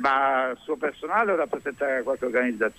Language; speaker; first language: Italian; native; Italian